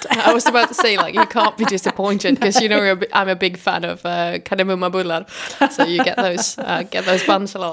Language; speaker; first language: English; non-native, fluent; Swedish